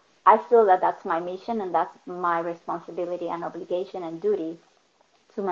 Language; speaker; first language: English; non-native, fluent; Spanish